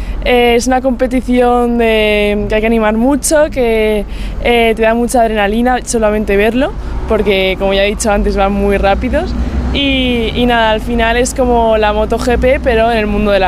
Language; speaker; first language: Spanish; native; Spanish